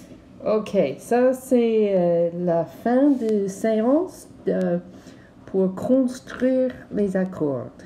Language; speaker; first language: French; non-native, learner; English